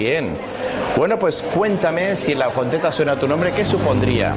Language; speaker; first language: Spanish; native; Spanish